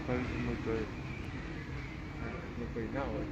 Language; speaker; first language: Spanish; non-native, local second language; Galician